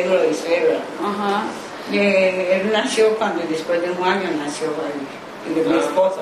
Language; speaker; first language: Spanish; non-native, learner; Japanese